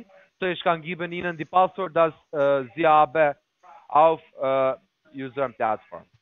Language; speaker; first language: German; non-native, learner; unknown